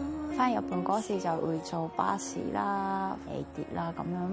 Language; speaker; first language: Cantonese; non-native, fluent; Japanese